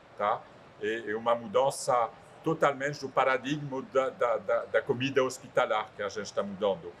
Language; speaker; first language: Portuguese; non-native, fluent; French